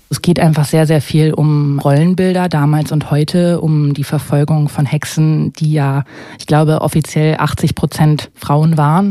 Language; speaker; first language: German; native; German